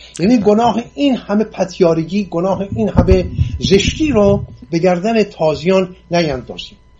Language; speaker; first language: Persian; non-native, local second language; Assyrian Neo-Aramaic